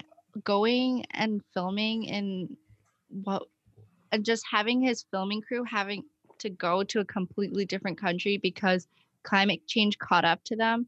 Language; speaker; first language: English; non-native, local second language; Cantonese